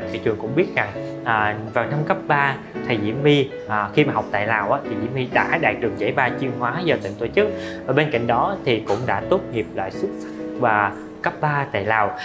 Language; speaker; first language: Vietnamese; native; Vietnamese